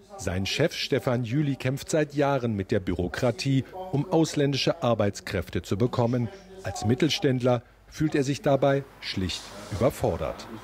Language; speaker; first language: German; native; German